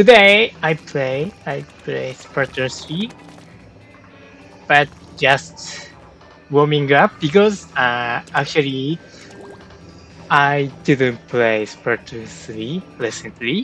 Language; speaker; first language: English; non-native, learner; Japanese